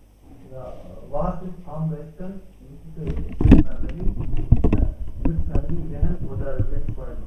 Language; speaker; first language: German; non-native, learner; Hindi